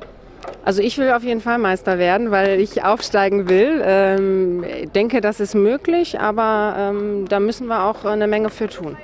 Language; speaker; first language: German; native; German